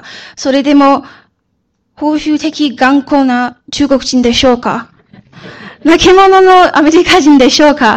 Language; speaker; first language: Japanese; early bilingual, other home language; Chinese